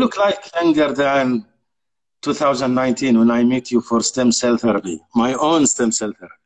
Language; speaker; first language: English; non-native, learner; Arabic